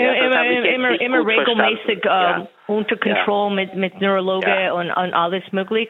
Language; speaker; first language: German; non-native, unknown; English